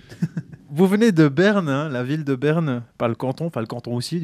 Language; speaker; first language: French; native; French